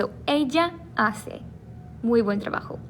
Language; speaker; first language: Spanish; non-native, fluent; English